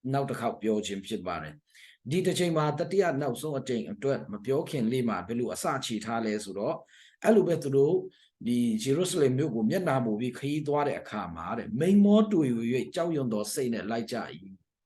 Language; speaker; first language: Burmese; non-native, local second language; Tedim Chin